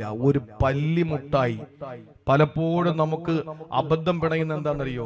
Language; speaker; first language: Malayalam; native; Malayalam